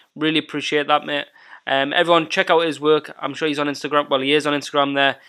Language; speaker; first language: English; native; English